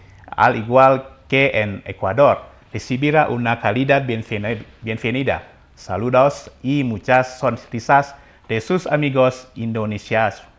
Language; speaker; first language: Spanish; non-native, fluent; Indonesian